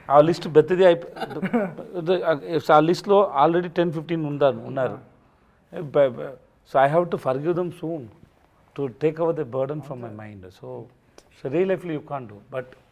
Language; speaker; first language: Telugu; non-native, learner; Tamil